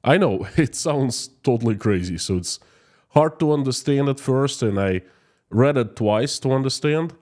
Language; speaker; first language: English; non-native, fluent; Russian